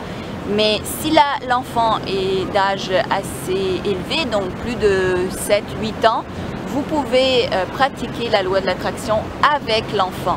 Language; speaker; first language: French; native; French